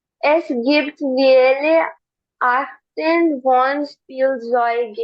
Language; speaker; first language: German; non-native, learner; Hindi